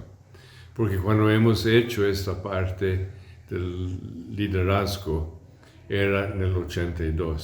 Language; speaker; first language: Spanish; non-native, fluent; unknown